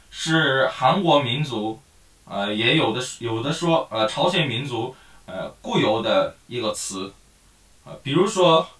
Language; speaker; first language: Chinese; non-native, fluent; Korean